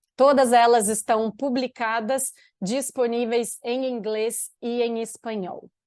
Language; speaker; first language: Portuguese; native; Portuguese